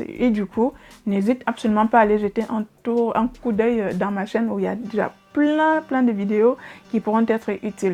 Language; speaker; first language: French; native; French